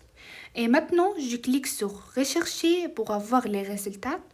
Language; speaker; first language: French; non-native, learner; Arabic